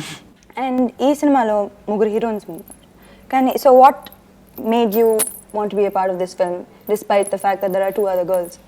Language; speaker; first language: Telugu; non-native, fluent; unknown